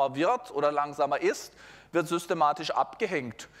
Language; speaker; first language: German; native; German